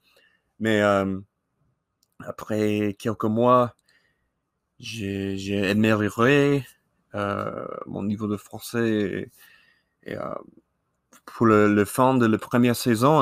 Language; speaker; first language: French; non-native, learner; English